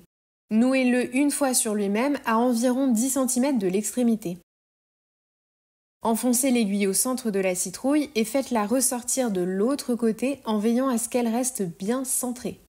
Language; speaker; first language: French; native; French